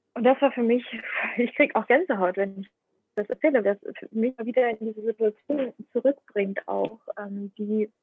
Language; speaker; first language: German; non-native, fluent; Ukrainian